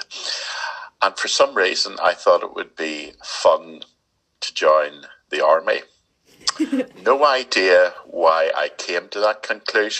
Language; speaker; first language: English; native; English